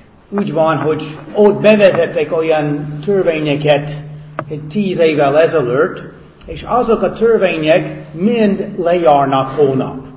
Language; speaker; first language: Hungarian; non-native, fluent; English